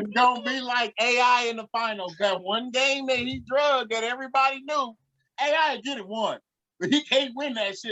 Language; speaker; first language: English; native; English